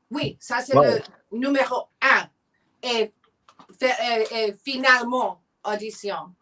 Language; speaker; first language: French; non-native, learner; English